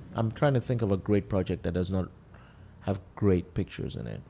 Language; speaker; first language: English; non-native, local second language; Yoruba